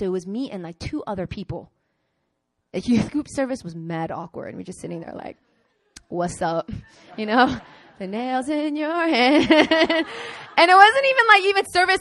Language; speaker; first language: English; native; English